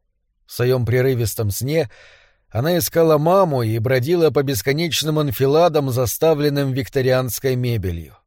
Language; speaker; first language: Russian; native; Russian